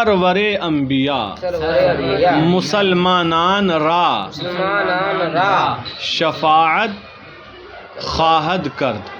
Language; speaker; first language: Persian; non-native, fluent; Urdu